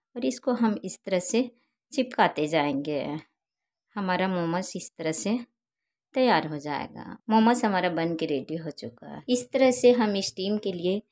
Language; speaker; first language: Hindi; native; Hindi